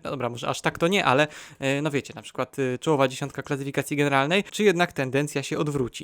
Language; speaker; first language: Polish; native; Polish